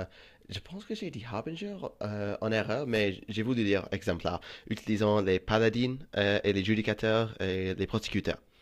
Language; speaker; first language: French; non-native, fluent; English